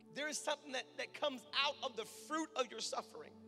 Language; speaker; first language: English; native; English